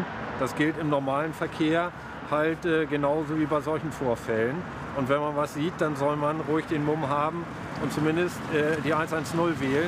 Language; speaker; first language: German; native; German